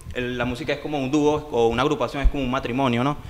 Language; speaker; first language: Spanish; native; Spanish